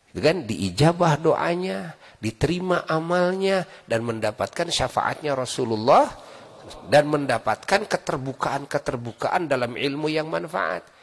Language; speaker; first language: Indonesian; non-native, local second language; Sundanese